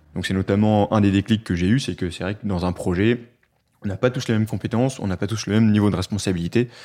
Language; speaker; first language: French; native; French